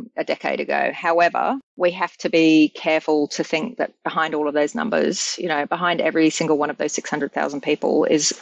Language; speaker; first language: English; native; English